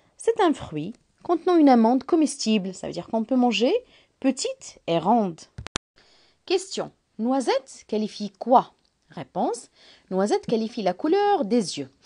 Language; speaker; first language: French; non-native, local second language; Arabic